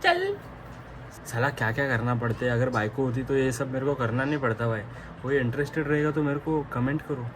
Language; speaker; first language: Hindi; non-native, local second language; Marathi